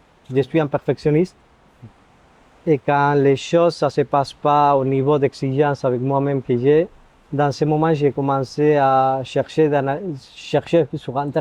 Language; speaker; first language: French; non-native, fluent; Spanish